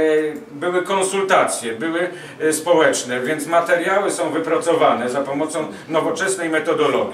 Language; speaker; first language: Polish; native; Polish